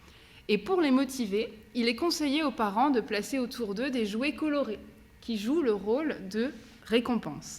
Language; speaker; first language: French; native; French